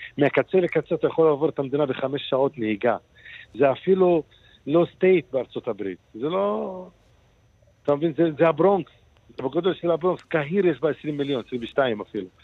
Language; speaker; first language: Hebrew; non-native, local second language; Arabic